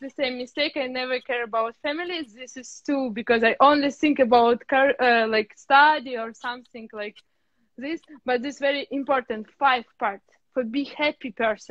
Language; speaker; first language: English; non-native, learner; Russian